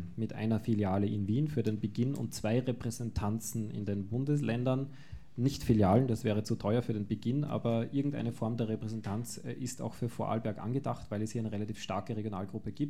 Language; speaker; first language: German; native; German